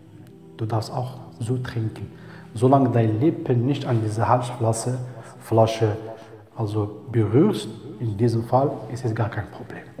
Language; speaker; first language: German; non-native, learner; Arabic